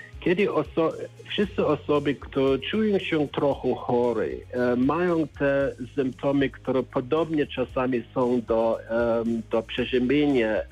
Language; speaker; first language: Polish; non-native, learner; German